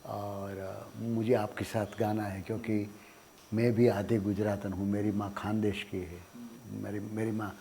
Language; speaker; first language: Hindi; non-native, local second language; Gujarati